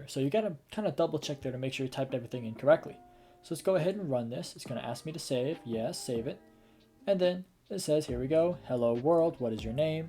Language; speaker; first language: English; native; English